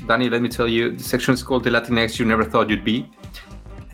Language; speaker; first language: English; non-native, fluent; Spanish